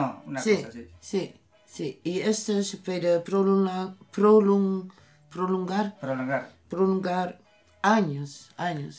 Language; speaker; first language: Spanish; non-native, learner; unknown